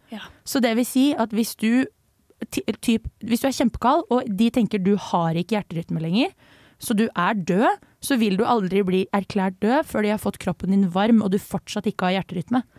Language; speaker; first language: Norwegian; native; Norwegian